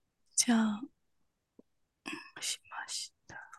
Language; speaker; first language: Japanese; non-native, learner; Chinese